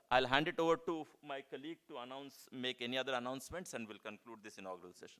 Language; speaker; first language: English; non-native, local second language; Marathi